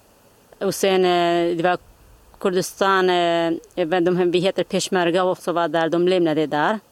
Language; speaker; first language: Swedish; non-native, learner; Kurdish